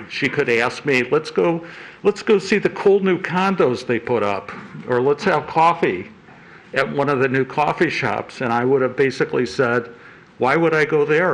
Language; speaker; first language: English; native; English